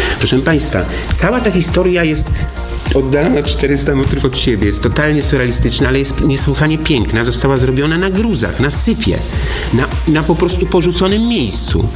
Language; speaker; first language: Polish; native; Polish